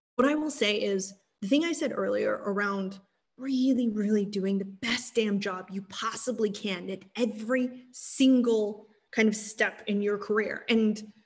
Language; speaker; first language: English; native; English